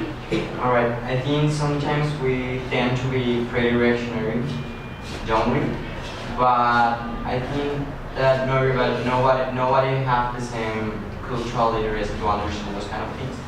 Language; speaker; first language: English; non-native, fluent; Spanish